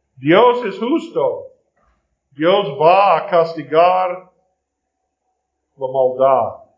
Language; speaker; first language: Spanish; non-native, learner; English